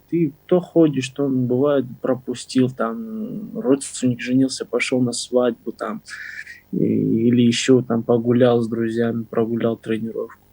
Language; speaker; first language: Russian; non-native, local second language; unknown